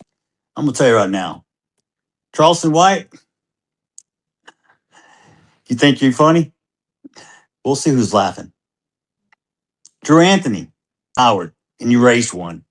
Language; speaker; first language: English; native; English